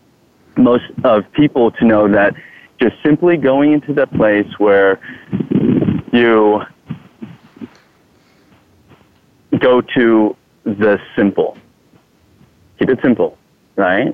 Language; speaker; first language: English; non-native, fluent; Thai